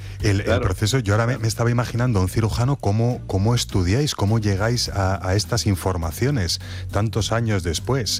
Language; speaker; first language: Spanish; native; Spanish